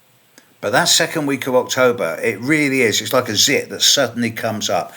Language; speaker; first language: English; native; English